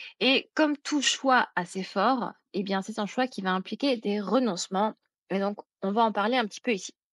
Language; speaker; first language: French; native; French